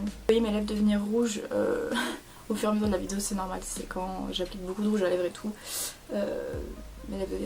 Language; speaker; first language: French; native; French